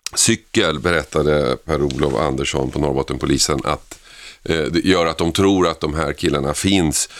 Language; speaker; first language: Swedish; native; Swedish